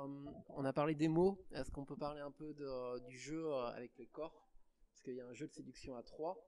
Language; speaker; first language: French; native; French